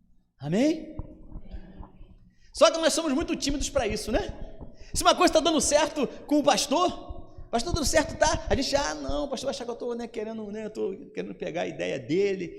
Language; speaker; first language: Portuguese; native; Portuguese